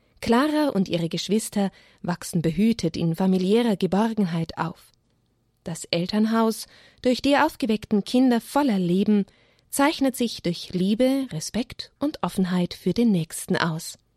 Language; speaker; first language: German; native; German